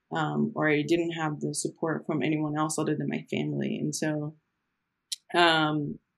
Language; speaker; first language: English; early bilingual, other home language; Portuguese